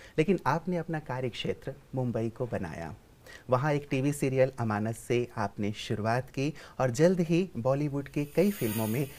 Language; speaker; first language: Hindi; native; Hindi